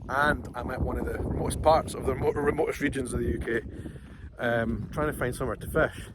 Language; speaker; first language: English; native; English